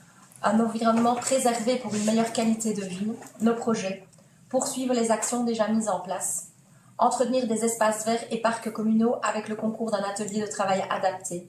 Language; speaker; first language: French; native; French